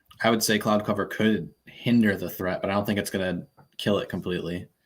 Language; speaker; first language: English; native; English